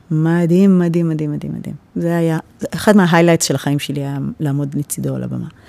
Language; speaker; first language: Hebrew; early bilingual, heritage; Hebrew